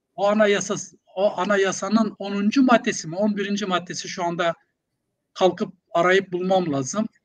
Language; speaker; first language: Turkish; non-native, local second language; Zaza